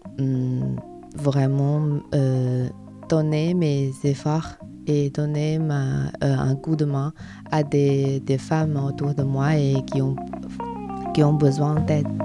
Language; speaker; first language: French; non-native, learner; Chinese